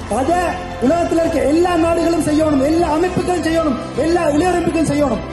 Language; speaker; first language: Tamil; early bilingual, heritage; Tamil